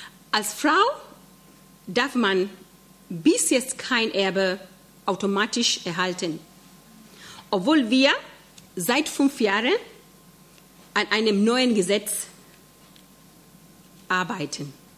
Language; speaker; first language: German; non-native, fluent; Swahili